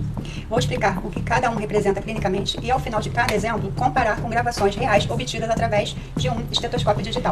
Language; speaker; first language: Portuguese; native; Portuguese